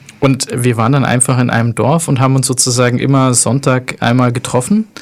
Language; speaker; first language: German; native; German